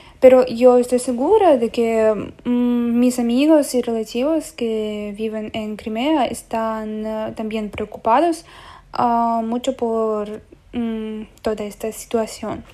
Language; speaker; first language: Spanish; non-native, fluent; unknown